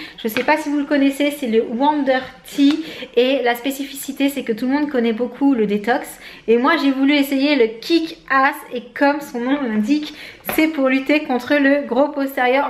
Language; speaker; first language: French; native; French